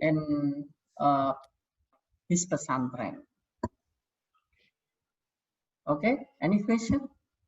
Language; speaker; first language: English; non-native, learner; Indonesian